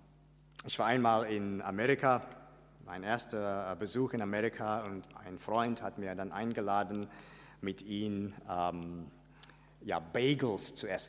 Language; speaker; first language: German; non-native, fluent; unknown